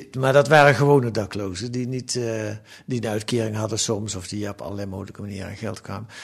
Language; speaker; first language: Dutch; native; Dutch